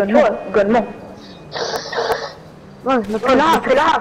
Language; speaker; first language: French; native; French